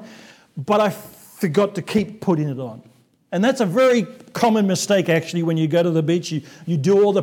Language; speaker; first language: English; native; English